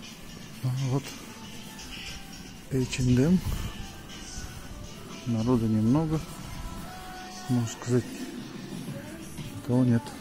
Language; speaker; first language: Russian; native; Russian